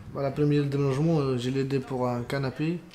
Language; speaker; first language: French; non-native, learner; Romanian